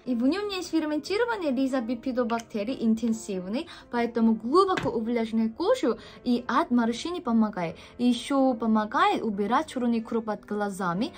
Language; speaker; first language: Russian; non-native, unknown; Korean